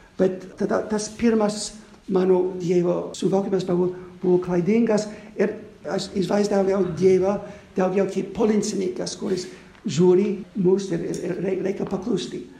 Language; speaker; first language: Lithuanian; non-native, fluent; English